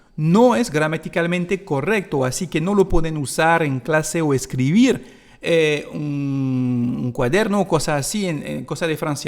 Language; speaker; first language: Spanish; non-native, fluent; French